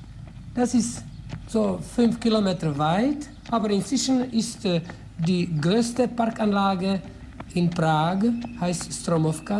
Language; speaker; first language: German; non-native, fluent; Czech